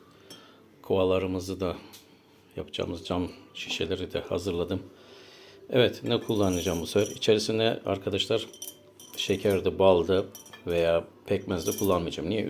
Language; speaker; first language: Turkish; native; Turkish